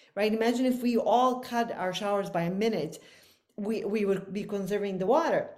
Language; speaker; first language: English; non-native, fluent; Bosnian